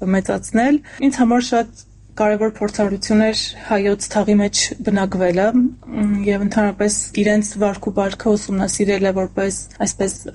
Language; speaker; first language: Armenian; native; Armenian